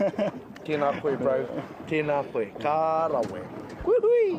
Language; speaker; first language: Māori; non-native, local second language; English